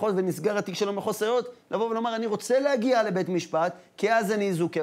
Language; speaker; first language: Hebrew; native; Hebrew